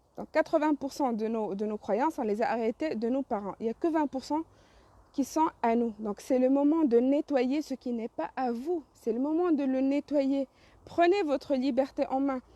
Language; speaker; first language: French; non-native, local second language; Arabic